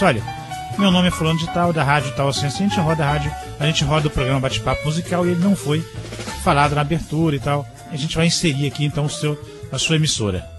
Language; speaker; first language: Portuguese; native; Portuguese